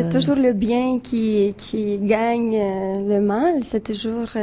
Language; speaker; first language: French; non-native, fluent; Romanian